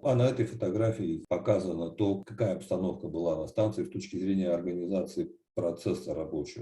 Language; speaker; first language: Russian; native; Russian